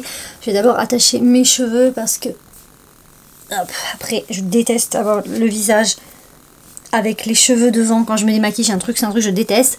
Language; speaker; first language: French; native; French